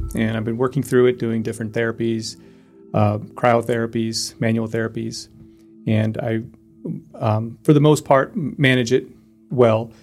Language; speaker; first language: English; native; English